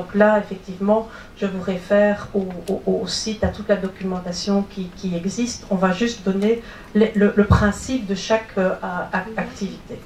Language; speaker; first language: French; native; French